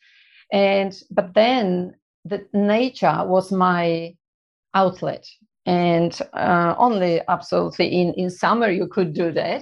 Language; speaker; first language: English; non-native, fluent; Polish